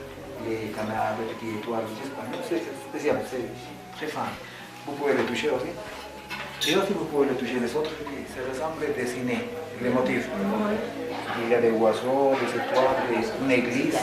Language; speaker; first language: French; non-native, learner; Spanish